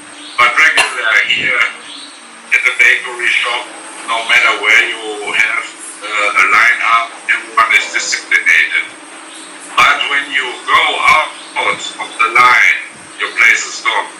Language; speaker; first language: English; non-native, fluent; German